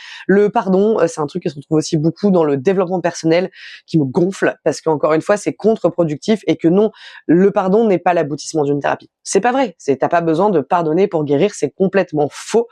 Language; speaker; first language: French; native; French